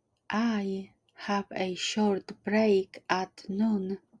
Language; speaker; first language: English; non-native, fluent; Polish